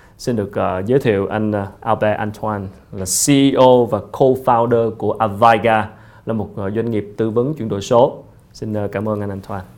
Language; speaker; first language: Vietnamese; native; Vietnamese